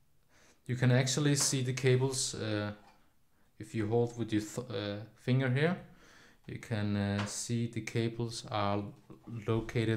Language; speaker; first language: English; non-native, fluent; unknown